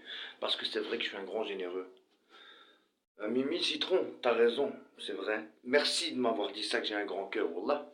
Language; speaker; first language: French; early bilingual, other home language; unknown